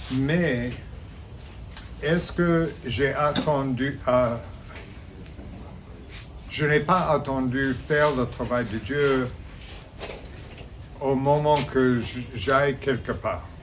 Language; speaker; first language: French; non-native, fluent; English